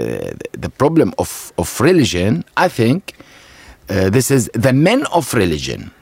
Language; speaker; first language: English; non-native, learner; Arabic